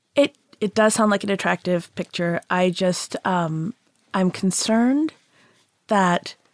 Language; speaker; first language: English; native; English